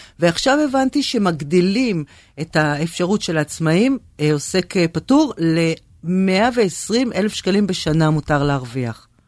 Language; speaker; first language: Hebrew; native; Hebrew